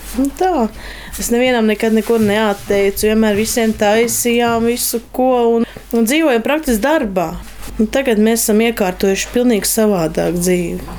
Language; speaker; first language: Latvian; native; Latvian